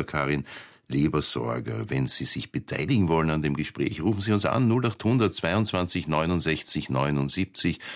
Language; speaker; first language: German; native; German